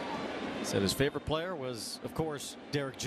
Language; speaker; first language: English; native; English